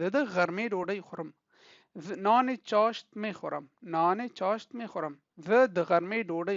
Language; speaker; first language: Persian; non-native, local second language; Pashto